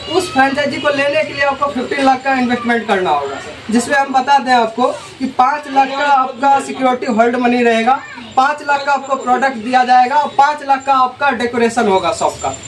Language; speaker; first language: Hindi; native; Hindi